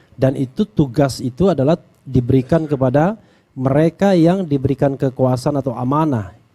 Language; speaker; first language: Indonesian; native; Indonesian